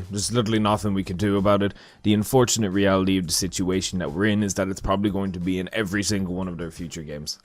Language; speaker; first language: English; native; English